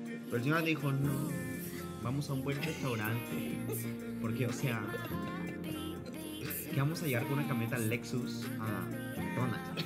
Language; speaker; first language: Spanish; native; Spanish